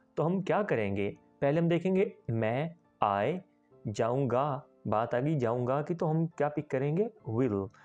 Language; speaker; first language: Urdu; native; Urdu